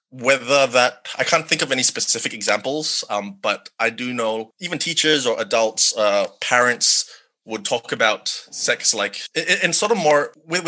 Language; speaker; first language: English; non-native, local second language; Malay